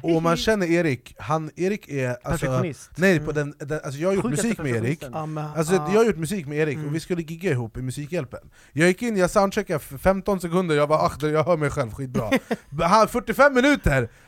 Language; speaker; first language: Swedish; native; Swedish